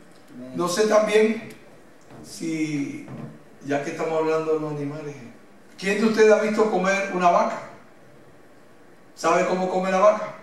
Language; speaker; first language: Spanish; native; Spanish